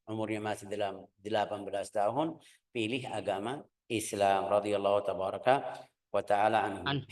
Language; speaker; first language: Indonesian; non-native, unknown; Arabic